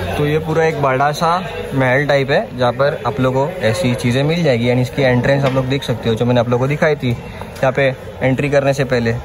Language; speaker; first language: Hindi; non-native, local second language; Marathi